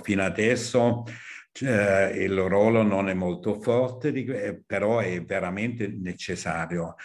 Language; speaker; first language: Italian; non-native, fluent; German